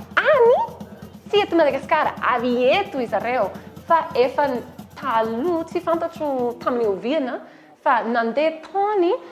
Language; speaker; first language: Malagasy; non-native, learner; English